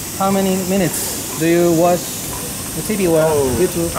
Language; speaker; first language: English; non-native, learner; Japanese